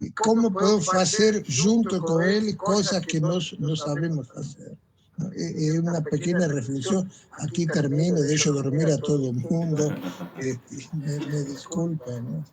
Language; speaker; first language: Portuguese; non-native, fluent; Spanish